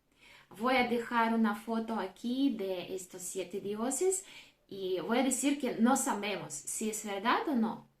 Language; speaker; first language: Spanish; non-native, fluent; Russian